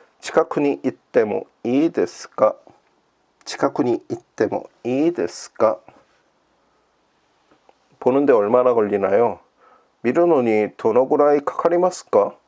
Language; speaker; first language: Japanese; non-native, learner; Korean